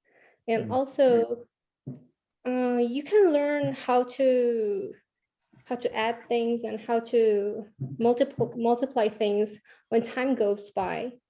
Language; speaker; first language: English; non-native, fluent; Korean